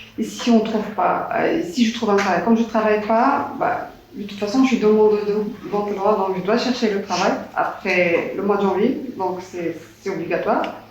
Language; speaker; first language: French; non-native, fluent; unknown